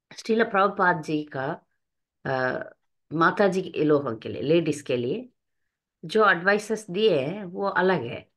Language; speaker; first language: Hindi; non-native, local second language; Tamil